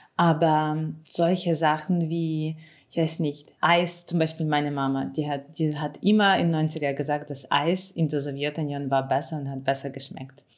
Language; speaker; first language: German; non-native, fluent; Ukrainian